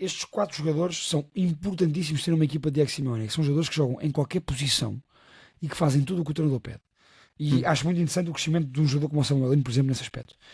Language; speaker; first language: Portuguese; native; Portuguese